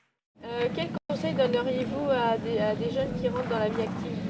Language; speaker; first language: French; non-native, learner; Italian